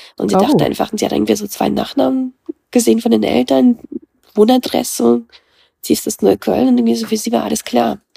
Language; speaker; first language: German; early bilingual, other home language; Russian